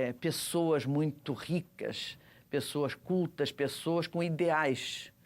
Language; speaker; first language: Portuguese; early bilingual, other home language; Russian